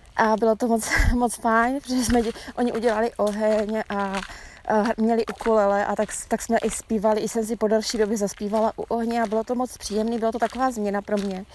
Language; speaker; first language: Czech; native; Czech